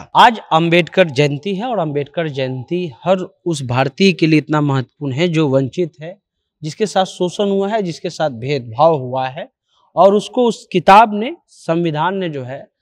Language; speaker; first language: Hindi; native; Hindi